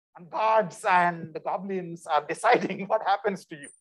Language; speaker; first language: English; non-native, local second language; Telugu